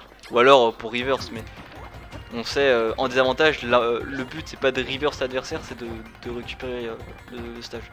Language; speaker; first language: French; native; French